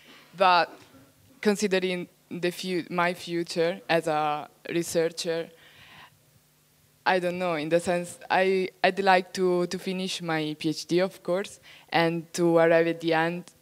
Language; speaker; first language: English; non-native, fluent; Italian